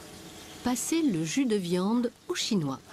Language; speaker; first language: French; native; French